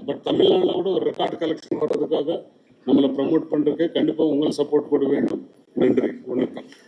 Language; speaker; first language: Tamil; non-native, learner; Telugu